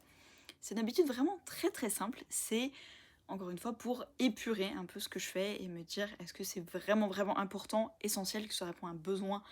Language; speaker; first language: French; native; French